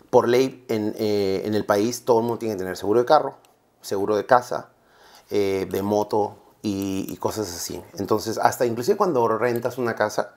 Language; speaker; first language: Spanish; native; Spanish